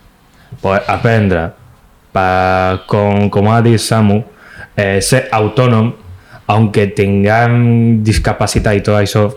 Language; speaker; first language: Catalan; non-native, local second language; Spanish